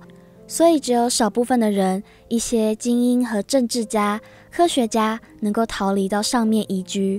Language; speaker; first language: Chinese; native; Chinese